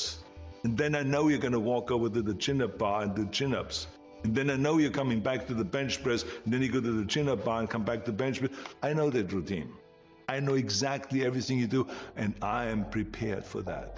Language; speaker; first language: English; non-native, fluent; German